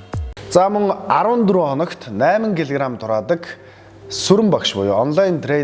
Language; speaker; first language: Mongolian; native; Mongolian